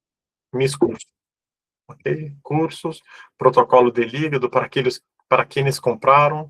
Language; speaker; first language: Spanish; non-native, learner; Portuguese